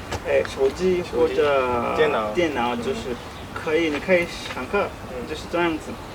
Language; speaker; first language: Chinese; non-native, learner; Swahili